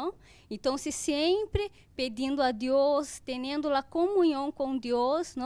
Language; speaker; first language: Portuguese; non-native, learner; Spanish